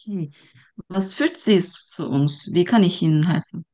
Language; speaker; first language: German; non-native, fluent; Turkish